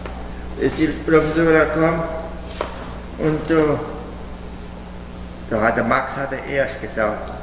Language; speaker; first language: German; early bilingual, heritage; German